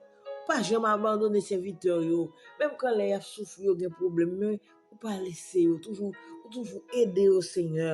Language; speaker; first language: French; non-native, local second language; Haitian Creole